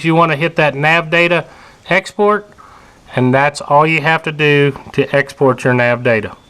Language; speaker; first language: English; native; English